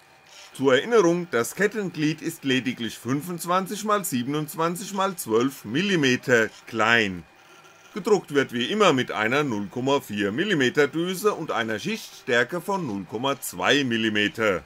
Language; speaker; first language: German; native; German